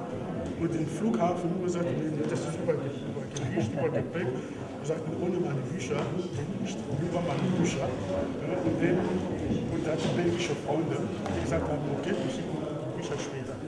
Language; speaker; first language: German; non-native, fluent; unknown